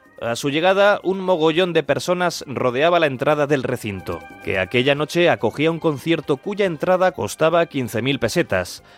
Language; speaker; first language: Spanish; native; Spanish